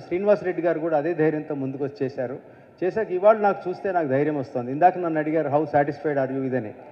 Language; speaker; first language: Telugu; native; Telugu